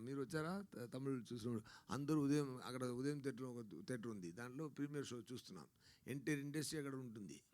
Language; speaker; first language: Telugu; non-native, learner; Tamil